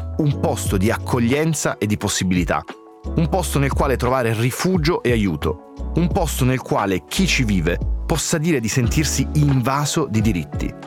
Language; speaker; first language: Italian; native; Italian